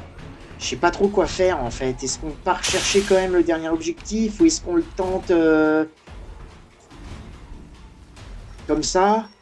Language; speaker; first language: French; native; French